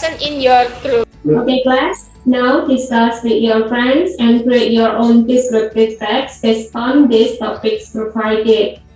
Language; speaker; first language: English; non-native, learner; Indonesian